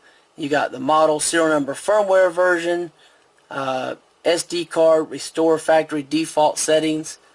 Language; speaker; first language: English; native; English